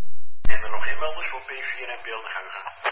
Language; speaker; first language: Dutch; native; Dutch